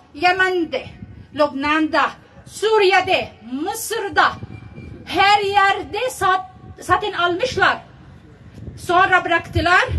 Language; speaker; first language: Turkish; non-native, learner; Arabic